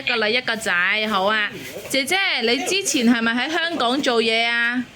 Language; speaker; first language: Chinese; native; Chinese